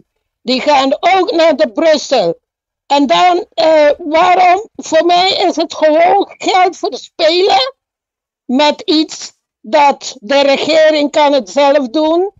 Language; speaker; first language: Dutch; non-native, local second language; Papiamento